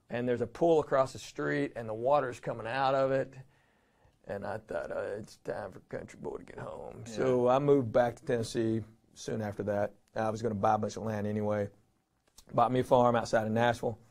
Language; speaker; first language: English; native; English